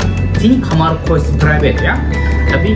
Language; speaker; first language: Indonesian; non-native, learner; Japanese